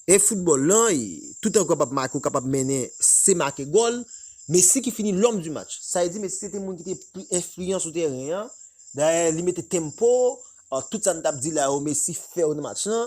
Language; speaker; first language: French; non-native, local second language; Haitian Creole